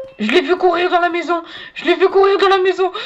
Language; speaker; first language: French; native; French